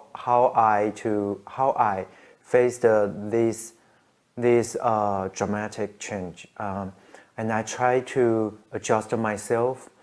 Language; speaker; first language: English; non-native, learner; Chinese